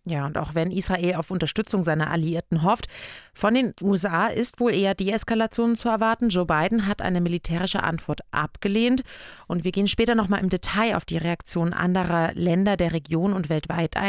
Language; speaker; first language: German; native; German